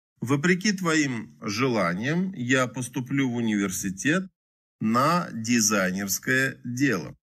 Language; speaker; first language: Russian; native; Russian